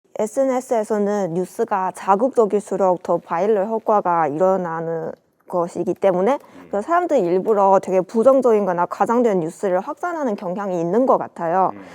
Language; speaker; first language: Korean; non-native, fluent; Chinese